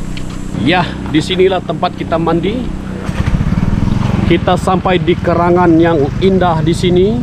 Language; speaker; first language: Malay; non-native, local second language; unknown